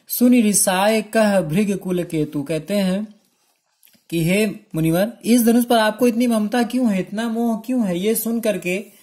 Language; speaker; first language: Hindi; native; Hindi